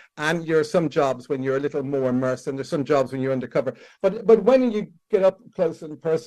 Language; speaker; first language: English; native; English